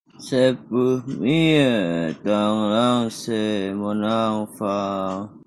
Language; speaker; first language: French; non-native, learner; Indonesian